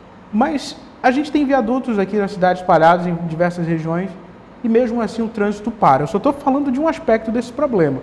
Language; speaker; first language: Portuguese; native; Portuguese